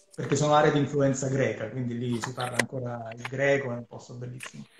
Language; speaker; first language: Italian; native; Italian